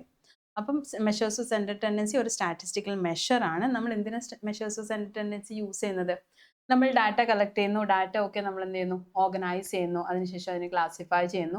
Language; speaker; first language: Malayalam; native; Malayalam